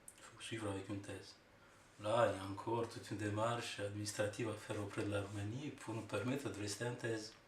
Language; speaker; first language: French; non-native, fluent; Romanian